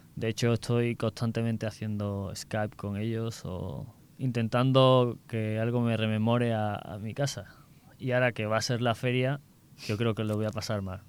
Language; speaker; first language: Spanish; native; Spanish